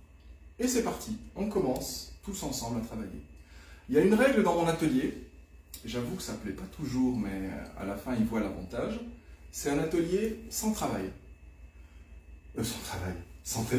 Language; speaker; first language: French; native; French